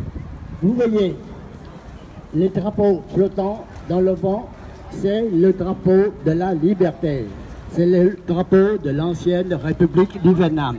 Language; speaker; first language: French; non-native, fluent; Vietnamese